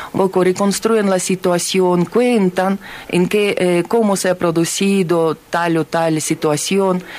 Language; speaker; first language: Spanish; non-native, fluent; Ukrainian